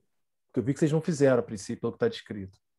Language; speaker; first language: Portuguese; native; Portuguese